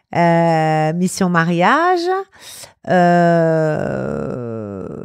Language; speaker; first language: French; non-native, fluent; Portuguese